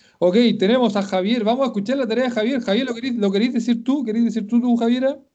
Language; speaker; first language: Spanish; native; Spanish